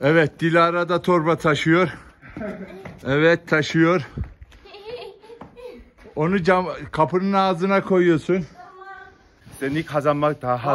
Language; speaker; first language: Turkish; non-native, learner; Korean